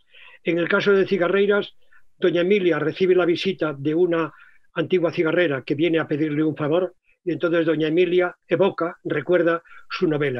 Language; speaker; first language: Spanish; native; Spanish